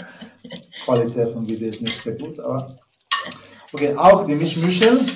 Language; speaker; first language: German; non-native, learner; Spanish